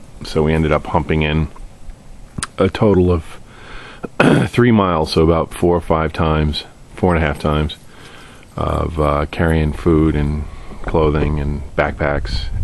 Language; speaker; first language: English; native; English